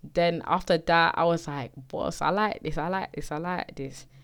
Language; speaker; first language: English; native; English